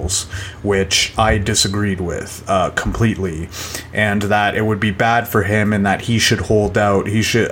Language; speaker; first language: English; native; English